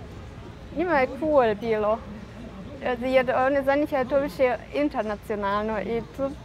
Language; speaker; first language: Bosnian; early bilingual, heritage; Bosnian